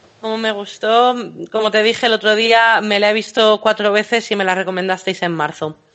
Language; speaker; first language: Spanish; native; Spanish